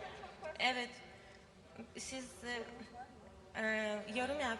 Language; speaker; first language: Turkish; non-native, learner; Ukrainian